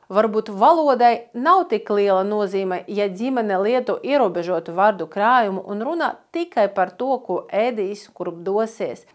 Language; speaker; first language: Latvian; non-native, local second language; Russian